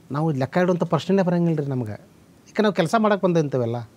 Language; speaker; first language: Kannada; native; Kannada